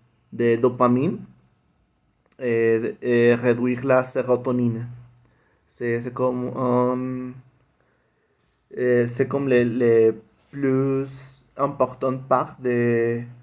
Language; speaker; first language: French; non-native, learner; Spanish